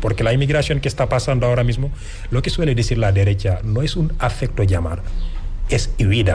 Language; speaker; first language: Spanish; non-native, fluent; Wolof